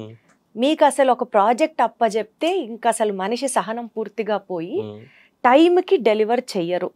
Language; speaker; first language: Telugu; native; Telugu